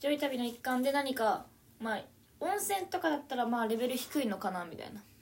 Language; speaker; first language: Japanese; non-native, fluent; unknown